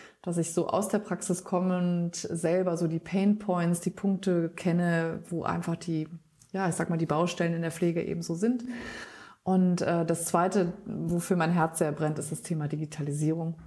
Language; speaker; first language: German; native; German